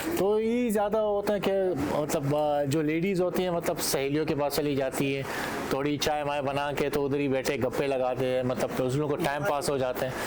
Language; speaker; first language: Urdu; non-native, local second language; Hazaragi